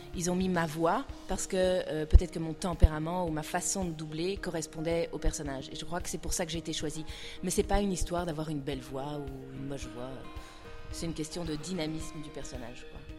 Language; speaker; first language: French; native; French